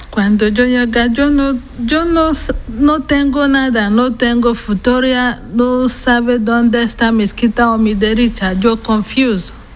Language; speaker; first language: Spanish; non-native, learner; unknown